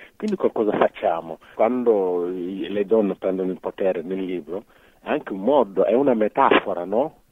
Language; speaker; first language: Italian; non-native, fluent; Wolof